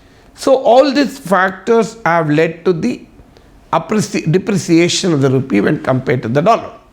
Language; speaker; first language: English; non-native, local second language; Telugu